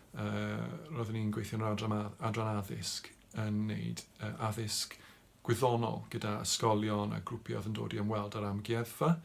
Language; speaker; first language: Welsh; non-native, local second language; English